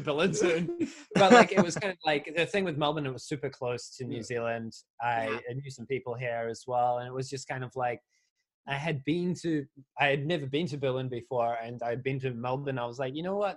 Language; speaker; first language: English; native; English